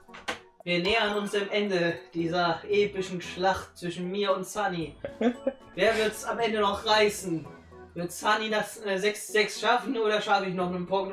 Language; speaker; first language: German; native; German